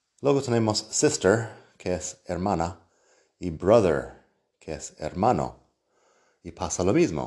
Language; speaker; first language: Spanish; non-native, fluent; English